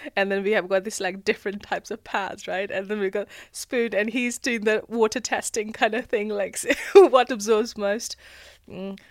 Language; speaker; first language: English; non-native, local second language; Nepali